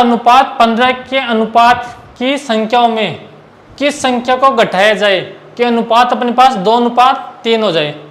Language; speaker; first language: Hindi; native; Hindi